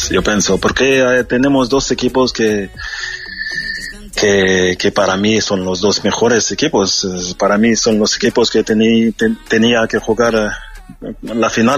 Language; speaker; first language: Spanish; non-native, fluent; French